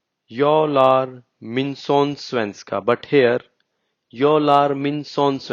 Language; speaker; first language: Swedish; non-native, learner; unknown